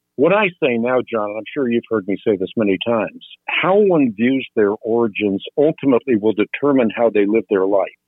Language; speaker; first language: English; non-native, fluent; Dutch